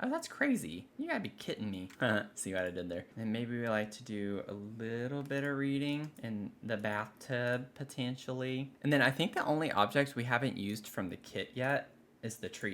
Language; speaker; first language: English; native; English